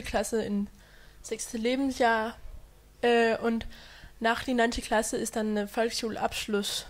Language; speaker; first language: German; non-native, fluent; Danish